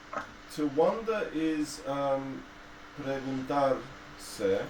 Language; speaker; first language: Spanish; non-native, fluent; English